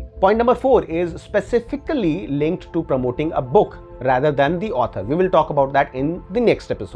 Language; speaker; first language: English; non-native, local second language; Hindi